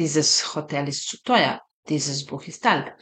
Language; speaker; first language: German; non-native, fluent; Serbian